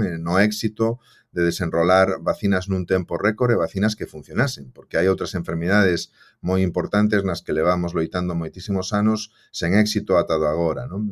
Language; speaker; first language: Galician; native; Galician